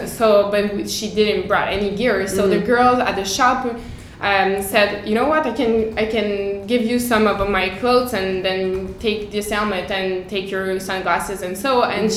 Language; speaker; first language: English; native; English